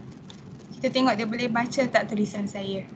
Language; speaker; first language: Malay; native; Malay